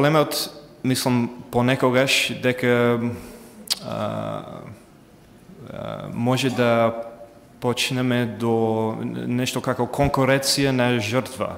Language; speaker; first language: Macedonian; non-native, fluent; English